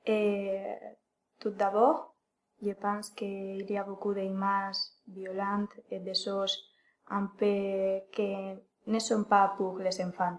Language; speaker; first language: French; non-native, learner; Spanish